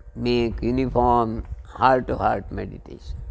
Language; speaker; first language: English; non-native, local second language; Kannada